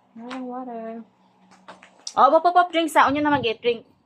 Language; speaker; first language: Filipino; non-native, local second language; Cebuano